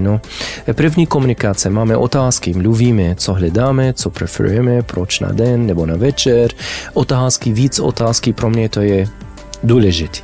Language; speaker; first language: Czech; non-native, learner; Arabic